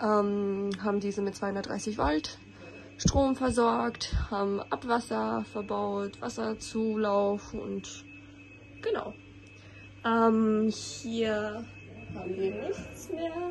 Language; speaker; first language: German; native; German